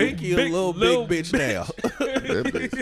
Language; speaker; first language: English; native; English